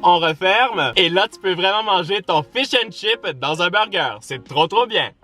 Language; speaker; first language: French; native; French